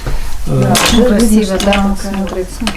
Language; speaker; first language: Russian; non-native, fluent; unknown